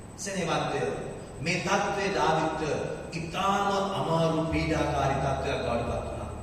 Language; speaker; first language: Sinhala; native; Sinhala